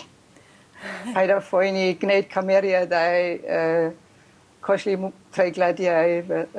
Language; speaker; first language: Welsh; non-native, learner; German